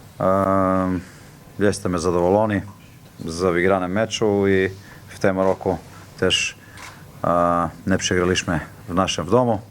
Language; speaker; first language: Polish; non-native, fluent; Slovenian